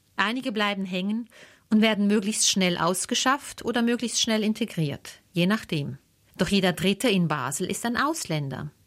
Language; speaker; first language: German; native; German